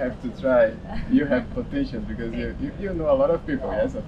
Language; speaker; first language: English; non-native, learner; Portuguese